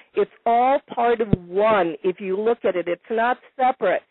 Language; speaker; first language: English; non-native, fluent; Italian